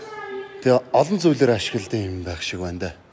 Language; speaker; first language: Chinese; non-native, fluent; Mongolian